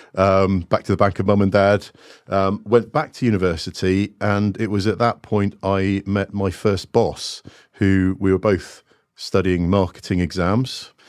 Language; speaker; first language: English; native; English